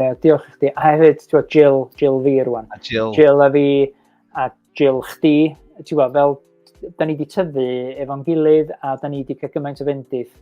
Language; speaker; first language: Welsh; native; Welsh